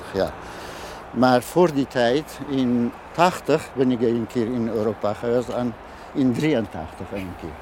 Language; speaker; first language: Dutch; non-native, fluent; Kurdish